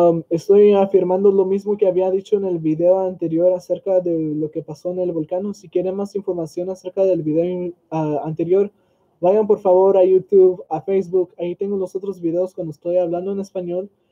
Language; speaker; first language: Spanish; early bilingual, heritage; Spanish